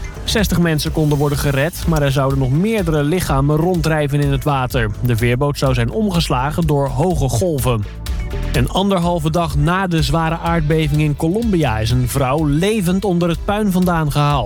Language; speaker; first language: Dutch; native; Dutch